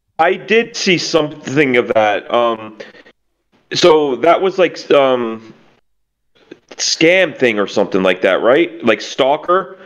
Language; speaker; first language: English; native; English